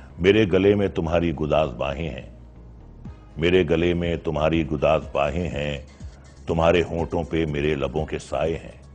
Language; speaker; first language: Hindi; native; Hindi